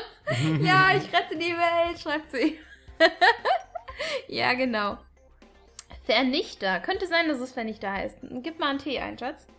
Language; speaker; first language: German; native; German